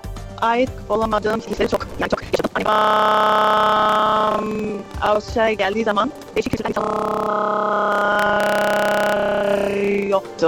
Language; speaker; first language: Turkish; early bilingual, other home language; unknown